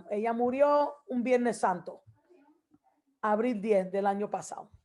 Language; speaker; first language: Spanish; early bilingual, heritage; Spanish